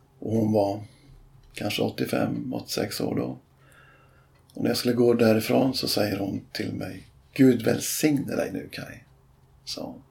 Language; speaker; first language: Swedish; native; Swedish